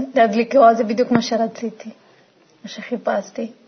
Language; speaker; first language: Hebrew; non-native, fluent; Portuguese